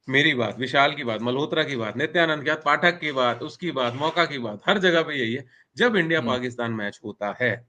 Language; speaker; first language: Hindi; native; Hindi